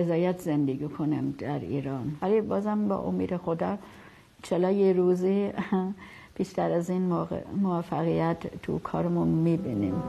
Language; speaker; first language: Persian; non-native, fluent; German